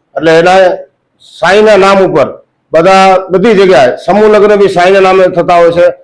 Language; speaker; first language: Gujarati; non-native, local second language; Sindhi